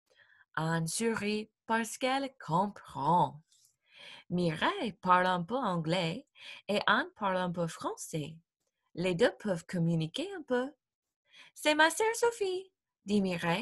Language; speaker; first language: French; non-native, fluent; English